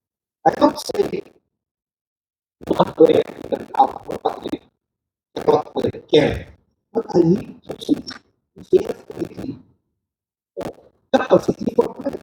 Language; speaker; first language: English; non-native, learner; Portuguese